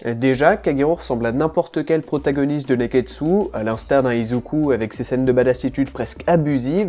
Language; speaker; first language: French; native; French